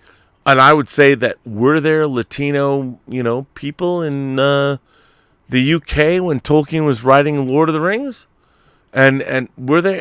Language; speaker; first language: English; native; English